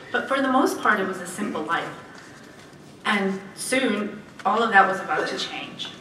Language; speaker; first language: English; early bilingual, other home language; Romanian